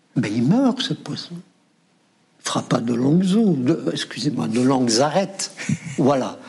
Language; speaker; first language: French; non-native, local second language; Arabic